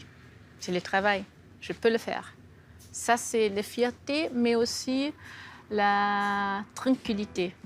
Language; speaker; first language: French; non-native, fluent; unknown